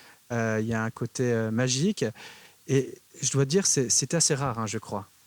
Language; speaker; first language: French; native; French